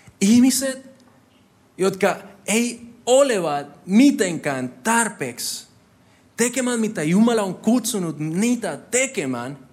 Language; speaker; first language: Finnish; non-native, fluent; Spanish